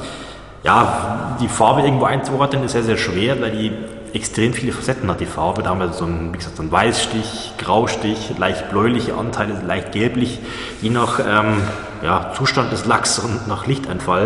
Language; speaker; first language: German; native; German